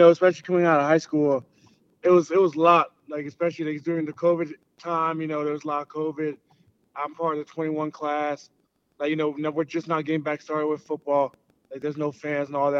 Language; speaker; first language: English; early bilingual, other home language; Haitian Creole